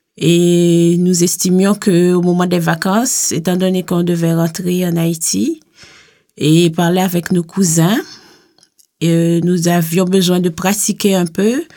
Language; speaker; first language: French; native; French